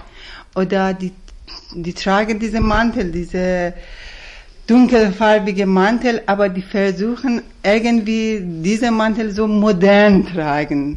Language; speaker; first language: German; non-native, fluent; Persian